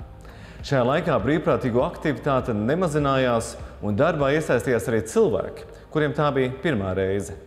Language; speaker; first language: Latvian; native; Latvian